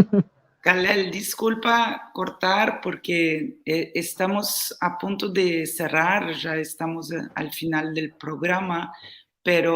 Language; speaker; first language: Spanish; non-native, fluent; Portuguese